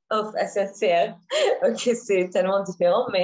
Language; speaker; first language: French; non-native, learner; Arabic